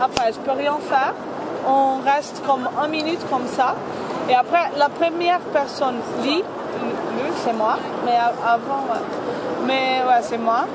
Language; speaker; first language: French; non-native, fluent; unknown